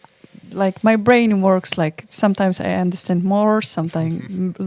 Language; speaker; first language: English; non-native, fluent; Polish